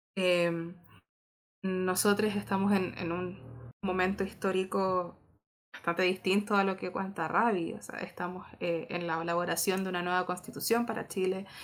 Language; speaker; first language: Spanish; native; Spanish